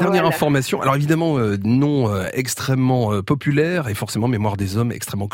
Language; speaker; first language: French; native; French